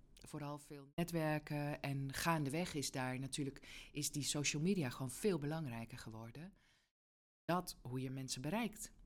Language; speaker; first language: Dutch; native; Dutch